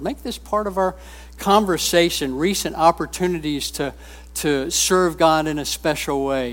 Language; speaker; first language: English; native; English